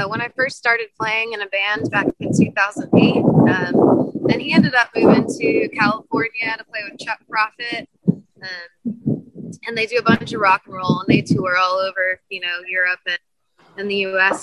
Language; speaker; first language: English; native; English